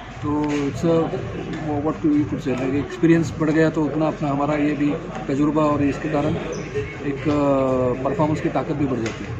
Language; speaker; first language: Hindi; non-native, local second language; Marathi